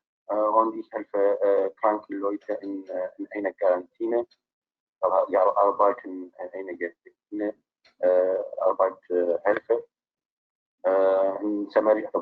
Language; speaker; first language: German; non-native, learner; Arabic